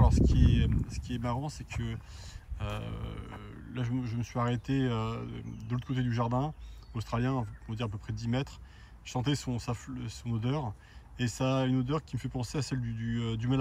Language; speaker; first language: French; native; French